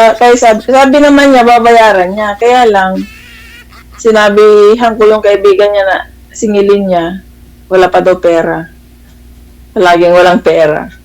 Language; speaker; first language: Filipino; non-native, local second language; Iloko